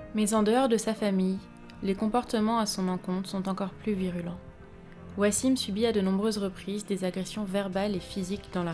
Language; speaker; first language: French; native; French